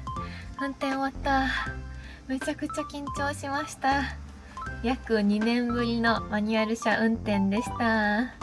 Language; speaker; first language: Japanese; native; Japanese